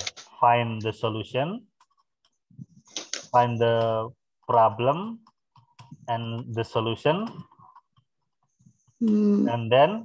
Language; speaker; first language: English; non-native, fluent; Indonesian